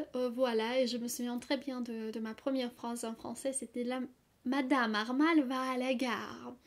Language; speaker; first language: French; non-native, fluent; Russian